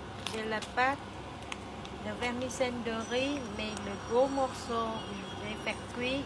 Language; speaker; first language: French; non-native, learner; Vietnamese